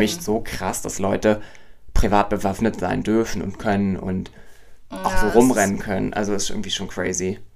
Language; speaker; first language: German; native; German